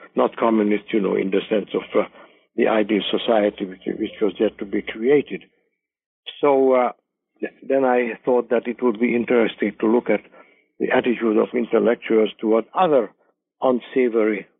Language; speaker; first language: English; non-native, fluent; Hungarian